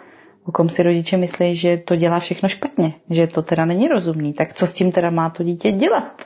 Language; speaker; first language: Czech; native; Czech